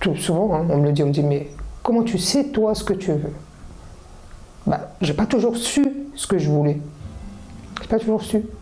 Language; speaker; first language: French; early bilingual, other home language; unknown